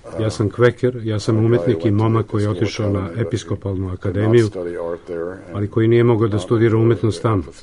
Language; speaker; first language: Serbian; native; Serbian